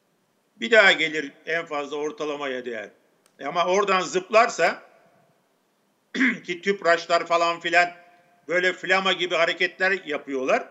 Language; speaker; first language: Turkish; native; Turkish